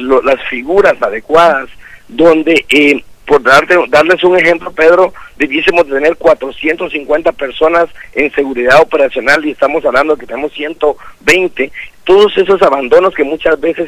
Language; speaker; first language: Spanish; native; Spanish